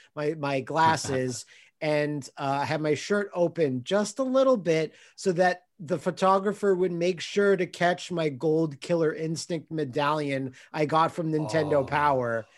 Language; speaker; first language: English; native; English